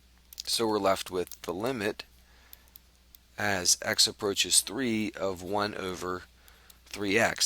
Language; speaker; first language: English; native; English